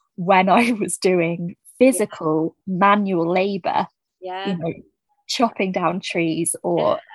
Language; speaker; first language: English; native; English